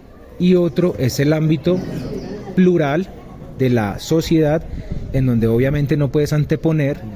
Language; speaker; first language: Spanish; native; Spanish